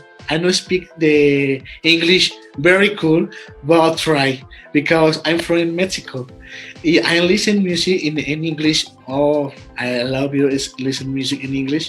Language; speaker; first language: English; non-native, learner; Spanish